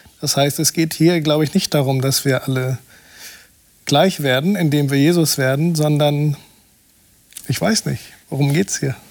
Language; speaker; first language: German; non-native, fluent; Portuguese